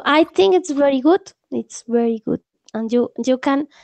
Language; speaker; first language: English; non-native, learner; Spanish